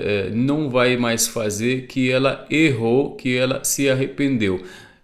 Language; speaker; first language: Portuguese; non-native, fluent; Arabic